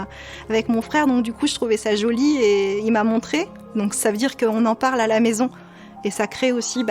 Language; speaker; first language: French; native; French